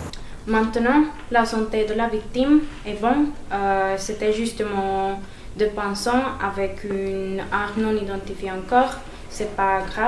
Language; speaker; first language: French; non-native, learner; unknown